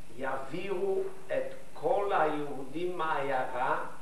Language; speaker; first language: Hebrew; non-native, fluent; Yiddish